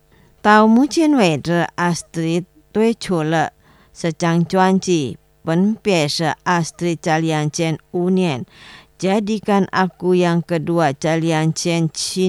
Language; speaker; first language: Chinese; non-native, learner; Indonesian